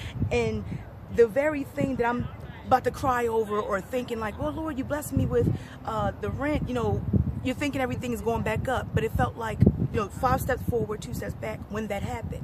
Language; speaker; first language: English; native; English